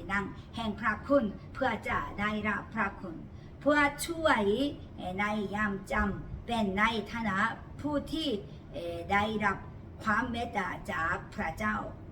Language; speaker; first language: Thai; non-native, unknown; Korean